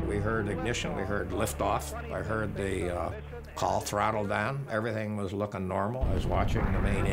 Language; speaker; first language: English; native; English